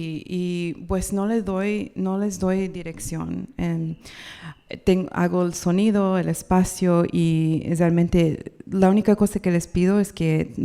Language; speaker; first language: Spanish; non-native, learner; English